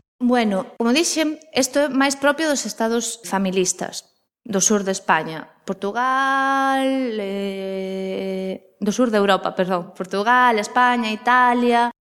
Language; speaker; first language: Galician; non-native, local second language; Spanish